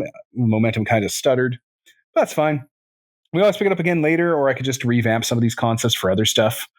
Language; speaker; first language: English; native; English